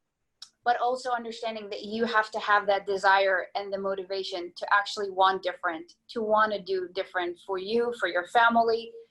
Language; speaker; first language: English; non-native, fluent; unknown